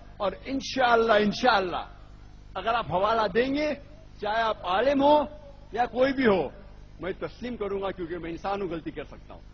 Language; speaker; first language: Urdu; non-native, local second language; Konkani